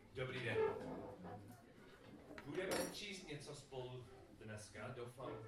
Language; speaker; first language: Czech; non-native, learner; English